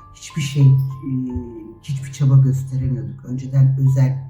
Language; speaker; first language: Turkish; native; Turkish